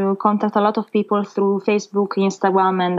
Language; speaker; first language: English; non-native, fluent; Italian